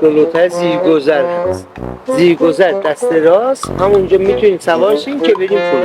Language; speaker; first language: Persian; native; Persian